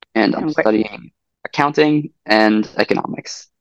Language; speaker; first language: English; native; English